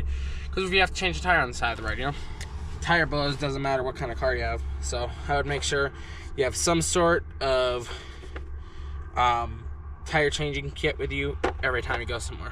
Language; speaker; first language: English; native; English